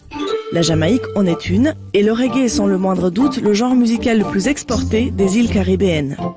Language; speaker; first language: French; native; French